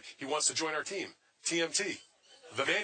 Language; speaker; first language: English; native; English